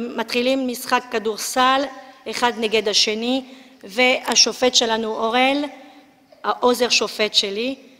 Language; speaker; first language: Hebrew; native; Hebrew